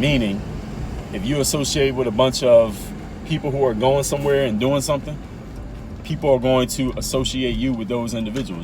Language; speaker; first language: English; native; English